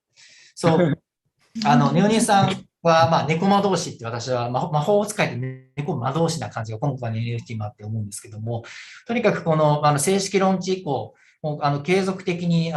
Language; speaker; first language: Japanese; native; Japanese